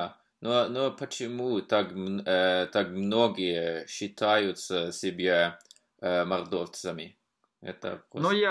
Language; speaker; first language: Russian; non-native, fluent; Norwegian